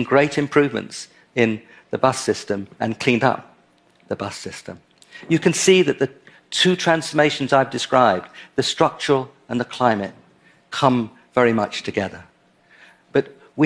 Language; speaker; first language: English; native; English